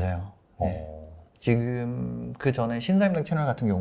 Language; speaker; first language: Korean; native; Korean